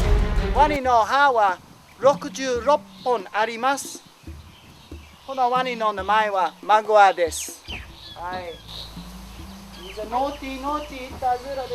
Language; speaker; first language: Japanese; non-native, learner; English